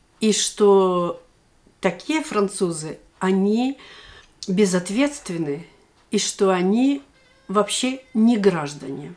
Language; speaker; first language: Russian; native; Russian